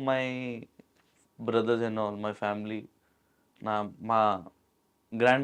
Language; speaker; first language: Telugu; non-native, local second language; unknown